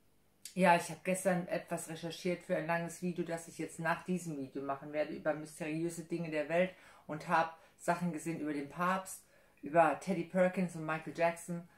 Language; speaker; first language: German; native; German